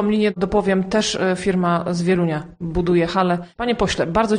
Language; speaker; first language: Polish; native; Polish